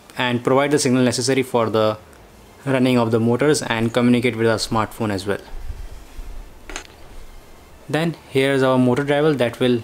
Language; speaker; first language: English; non-native, local second language; Hindi